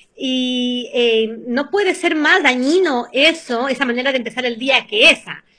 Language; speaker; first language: Spanish; early bilingual, heritage; Spanish